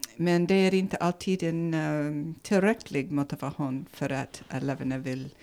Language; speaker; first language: Swedish; non-native, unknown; English